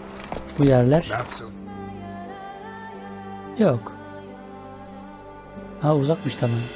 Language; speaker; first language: Turkish; native; Turkish